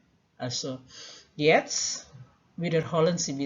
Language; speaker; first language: German; non-native, fluent; Indonesian